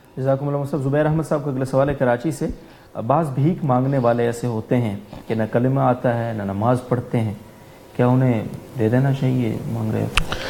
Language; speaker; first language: Urdu; native; Urdu